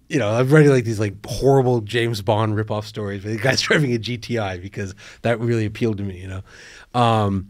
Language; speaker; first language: English; native; English